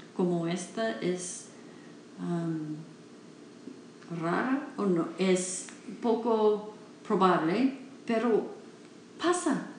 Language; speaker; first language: Spanish; non-native, learner; English